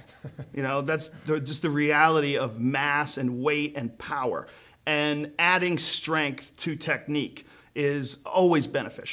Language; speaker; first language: English; native; English